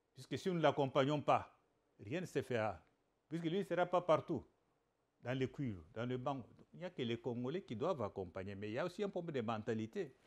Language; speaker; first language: French; non-native, local second language; Lingala